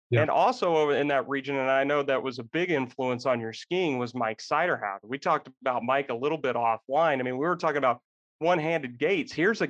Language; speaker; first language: English; native; English